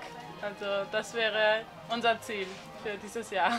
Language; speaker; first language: German; non-native, fluent; Spanish